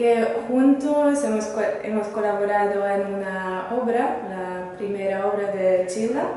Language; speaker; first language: Spanish; non-native, fluent; Hungarian